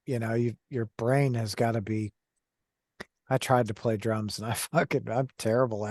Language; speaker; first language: English; native; English